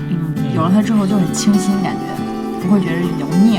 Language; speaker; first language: Chinese; native; Chinese